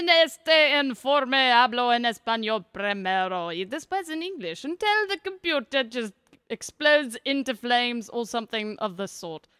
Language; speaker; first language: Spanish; non-native, learner; English